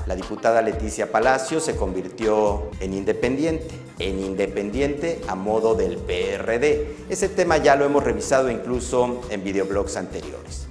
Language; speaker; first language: Spanish; native; Spanish